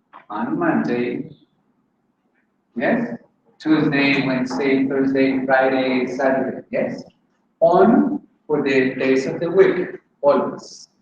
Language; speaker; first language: English; non-native, fluent; Spanish